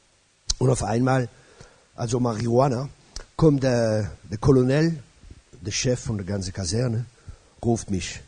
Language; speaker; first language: German; non-native, fluent; French